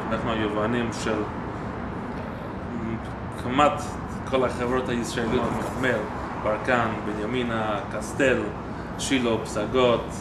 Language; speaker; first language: Hebrew; non-native, fluent; English